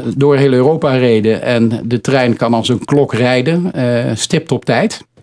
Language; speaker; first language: Dutch; native; Dutch